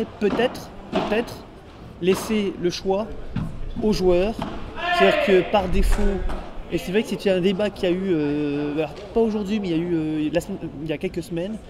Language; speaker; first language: French; native; French